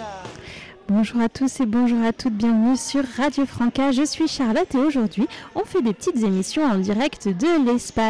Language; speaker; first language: French; native; French